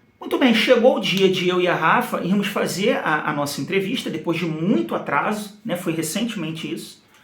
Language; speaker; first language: Portuguese; native; Portuguese